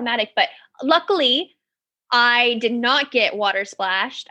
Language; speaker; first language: English; native; English